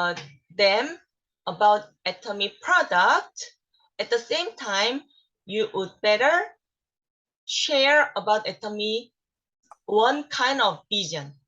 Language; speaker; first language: English; non-native, learner; Korean